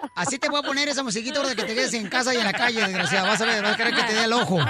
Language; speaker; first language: Spanish; native; Spanish